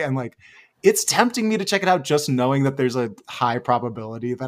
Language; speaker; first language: English; native; English